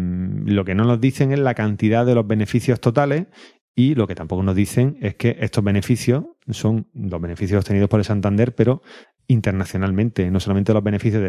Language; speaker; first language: Spanish; native; Spanish